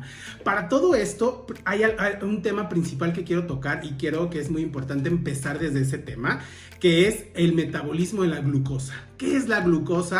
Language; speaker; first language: Spanish; native; Spanish